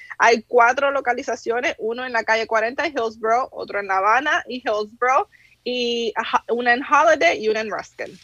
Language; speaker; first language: Spanish; early bilingual, heritage; Spanish